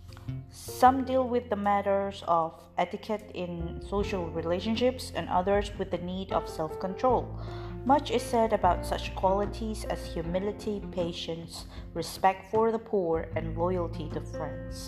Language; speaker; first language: English; non-native, fluent; Indonesian